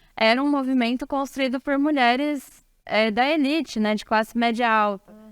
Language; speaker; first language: Portuguese; native; Portuguese